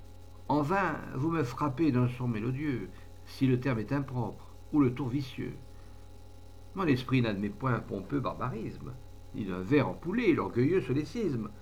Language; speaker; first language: French; native; French